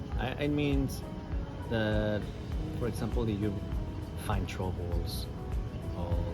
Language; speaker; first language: English; non-native, learner; Spanish